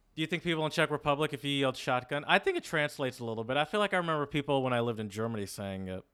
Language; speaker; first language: English; native; English